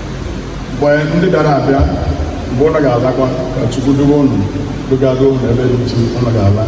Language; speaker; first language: Igbo; native; Igbo